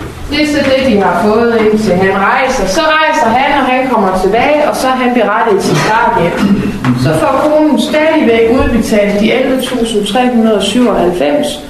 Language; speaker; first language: Danish; native; Danish